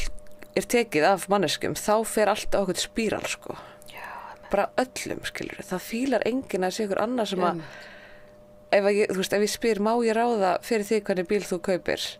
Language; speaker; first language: Icelandic; native; Icelandic